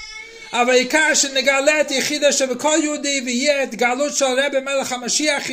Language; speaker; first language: Hebrew; non-native, fluent; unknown